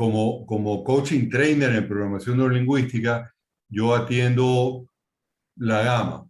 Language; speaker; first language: Spanish; native; Spanish